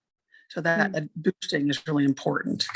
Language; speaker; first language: English; native; English